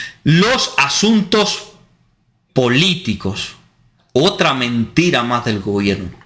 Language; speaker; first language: Spanish; native; Spanish